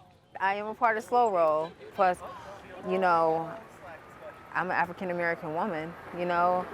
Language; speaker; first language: English; native; English